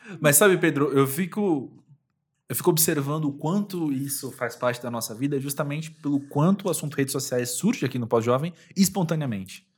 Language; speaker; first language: Portuguese; native; Portuguese